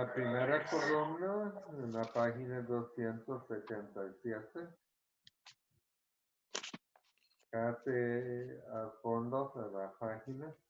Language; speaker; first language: Spanish; early bilingual, heritage; Spanish